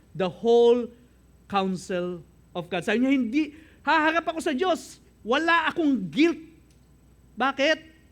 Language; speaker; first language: Filipino; native; Filipino